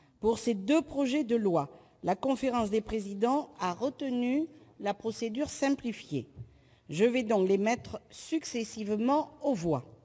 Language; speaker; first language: French; native; French